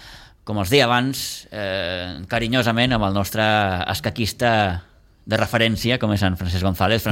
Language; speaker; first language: Catalan; native; Catalan